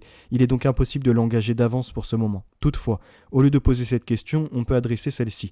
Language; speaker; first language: French; native; French